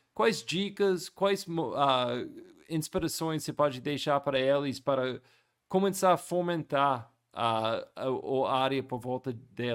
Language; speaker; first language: Portuguese; non-native, fluent; English